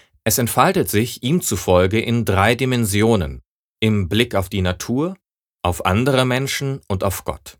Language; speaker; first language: German; native; German